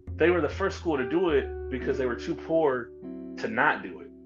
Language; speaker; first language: English; native; English